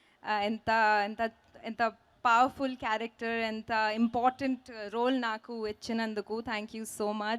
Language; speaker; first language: Telugu; non-native, fluent; Hindi